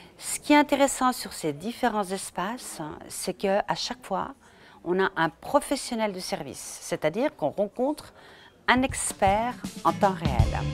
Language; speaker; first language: French; native; French